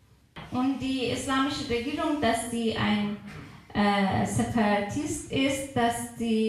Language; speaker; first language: German; non-native, fluent; Persian